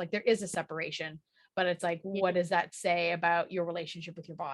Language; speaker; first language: English; native; English